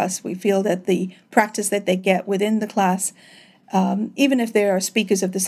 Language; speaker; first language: English; native; English